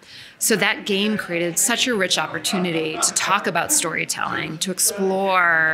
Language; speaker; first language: English; native; English